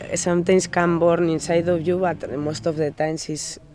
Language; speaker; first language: English; non-native, learner; Spanish